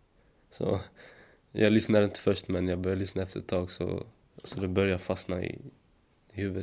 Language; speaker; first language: Swedish; native; Swedish